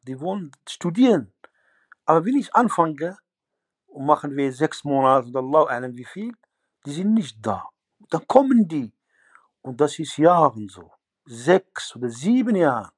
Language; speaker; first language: German; non-native, fluent; Arabic